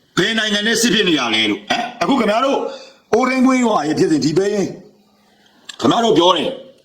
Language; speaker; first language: Burmese; native; Burmese